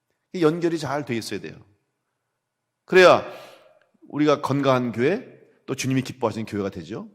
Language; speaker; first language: Korean; native; Korean